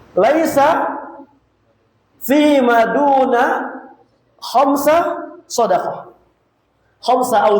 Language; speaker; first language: Arabic; non-native, fluent; Indonesian